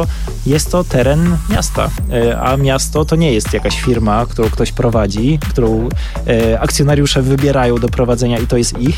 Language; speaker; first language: Polish; native; Polish